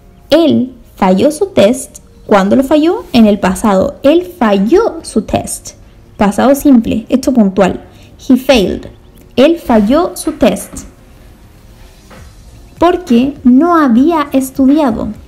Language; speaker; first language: Spanish; native; Spanish